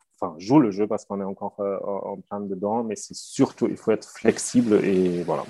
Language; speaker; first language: French; non-native, fluent; German